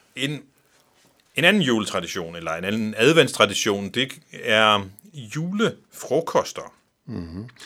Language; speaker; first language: Danish; non-native, local second language; Faroese